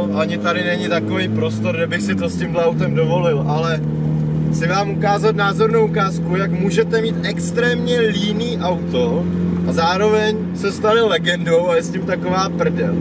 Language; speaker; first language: Czech; native; Czech